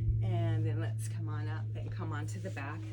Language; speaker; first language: English; native; English